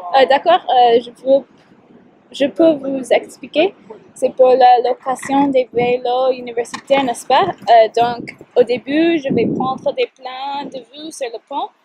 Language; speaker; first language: French; non-native, learner; English